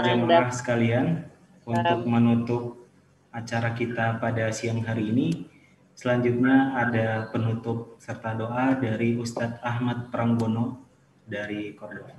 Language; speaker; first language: Indonesian; native; Indonesian